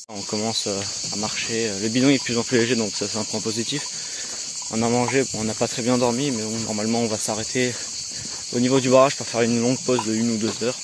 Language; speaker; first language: French; native; French